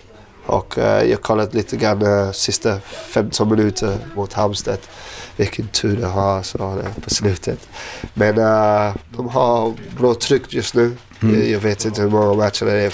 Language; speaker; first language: Swedish; non-native, learner; English